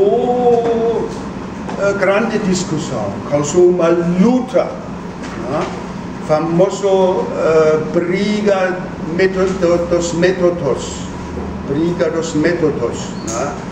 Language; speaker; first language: Portuguese; non-native, fluent; German